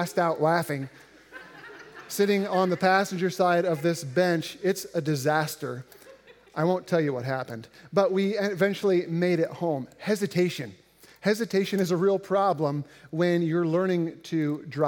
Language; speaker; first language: English; native; English